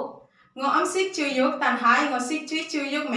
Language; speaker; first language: Cantonese; non-native, learner; Indonesian